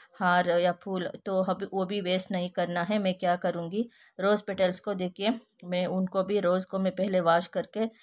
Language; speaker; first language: Hindi; non-native, local second language; Kannada